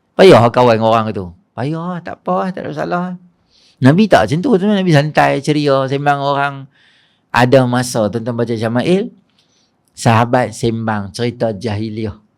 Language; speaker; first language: Malay; native; Malay